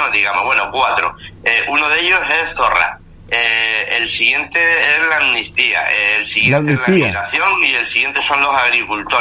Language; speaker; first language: Spanish; native; Spanish